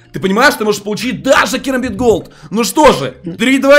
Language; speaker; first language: Russian; native; Russian